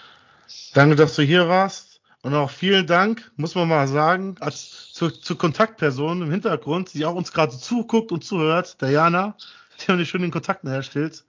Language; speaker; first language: German; native; German